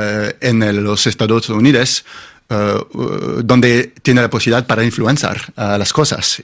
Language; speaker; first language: Spanish; non-native, fluent; German